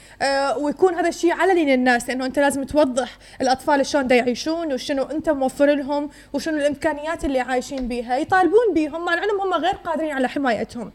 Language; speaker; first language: Arabic; native; Arabic